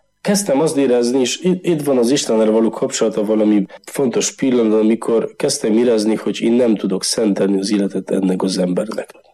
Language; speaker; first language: Hungarian; non-native, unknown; Polish